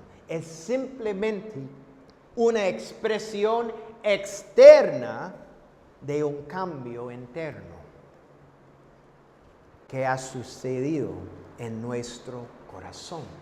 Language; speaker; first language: Spanish; non-native, fluent; English